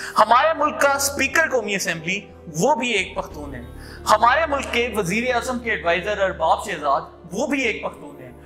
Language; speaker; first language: Urdu; non-native, local second language; Punjabi